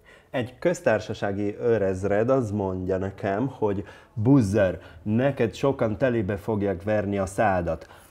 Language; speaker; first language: Hungarian; non-native, fluent; Italian